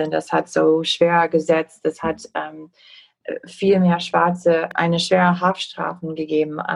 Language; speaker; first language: German; non-native, fluent; English